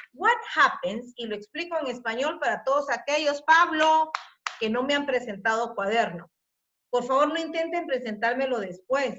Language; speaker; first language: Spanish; native; Spanish